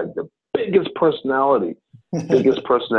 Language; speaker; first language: English; non-native, local second language; Akan